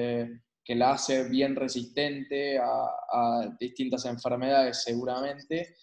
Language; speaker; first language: Spanish; native; Spanish